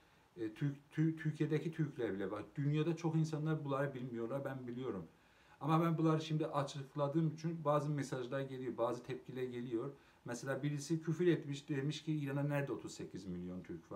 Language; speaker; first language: Turkish; non-native, local second language; Azerbaijani